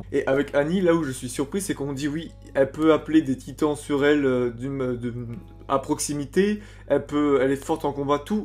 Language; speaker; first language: French; native; French